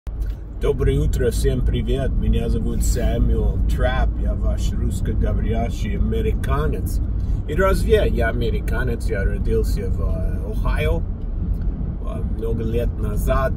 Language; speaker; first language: Russian; non-native, fluent; English